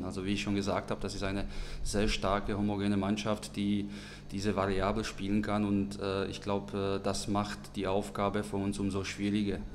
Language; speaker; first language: German; non-native, fluent; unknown